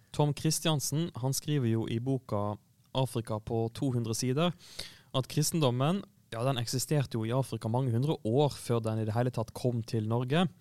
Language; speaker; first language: Norwegian; native; Norwegian